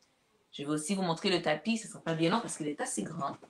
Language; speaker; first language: French; native; French